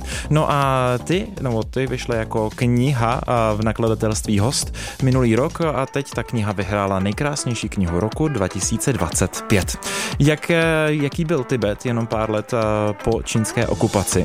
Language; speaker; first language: Czech; native; Czech